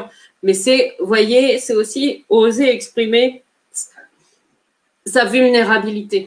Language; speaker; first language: French; native; French